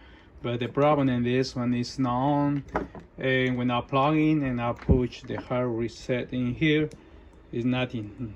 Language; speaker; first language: English; non-native, learner; Spanish